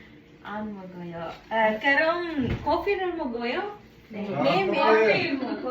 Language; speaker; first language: Korean; non-native, learner; Sinhala